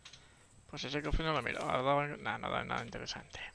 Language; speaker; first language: Spanish; native; Spanish